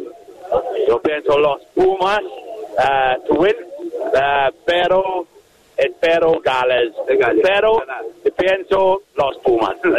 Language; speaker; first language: Spanish; non-native, learner; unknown